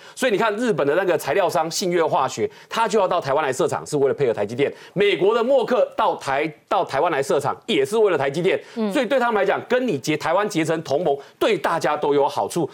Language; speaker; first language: Chinese; native; Chinese